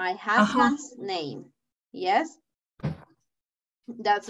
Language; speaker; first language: English; non-native, fluent; Spanish